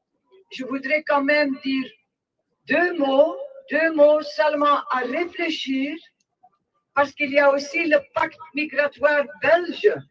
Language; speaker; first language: French; non-native, local second language; Dutch